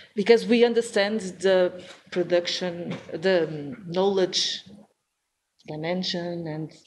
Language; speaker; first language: English; non-native, fluent; Portuguese